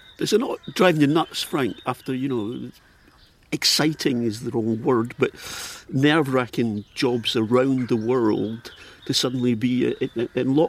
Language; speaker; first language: English; native; English